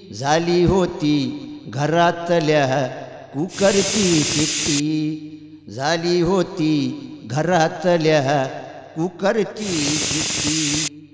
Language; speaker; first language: Marathi; native; Marathi